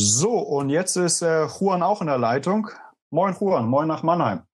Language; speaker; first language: German; native; German